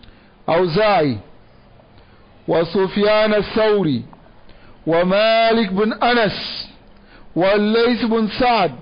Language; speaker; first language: Arabic; non-native, fluent; Dyula